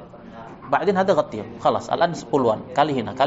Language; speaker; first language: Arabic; non-native, fluent; Indonesian